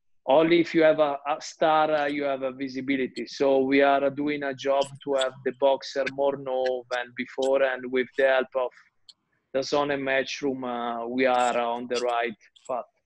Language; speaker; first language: English; non-native, fluent; Italian